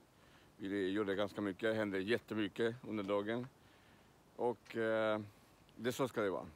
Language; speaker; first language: Swedish; non-native, learner; Spanish